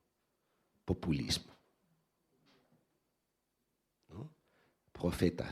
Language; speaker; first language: French; non-native, fluent; Spanish